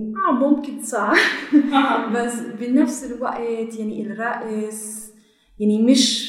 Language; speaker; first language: Arabic; non-native, learner; German